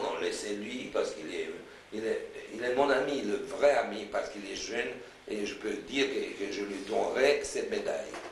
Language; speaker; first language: French; non-native, fluent; Romanian